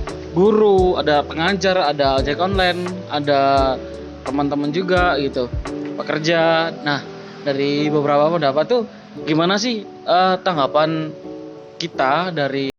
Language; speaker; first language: Indonesian; native; Indonesian